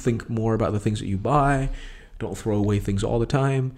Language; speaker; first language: English; non-native, fluent; Vietnamese